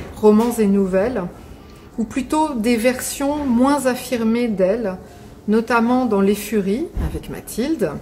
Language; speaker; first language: French; native; French